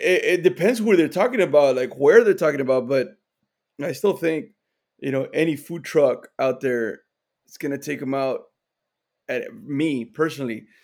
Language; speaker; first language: English; early bilingual, other home language; Spanish